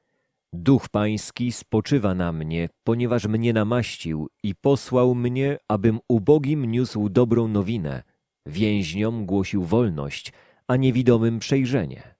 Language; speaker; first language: Polish; native; Polish